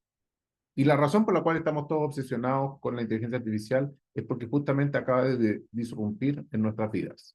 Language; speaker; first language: Spanish; native; Spanish